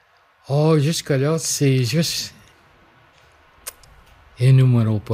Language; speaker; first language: French; non-native, local second language; English